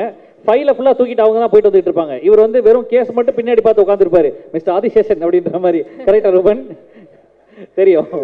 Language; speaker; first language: Tamil; native; Tamil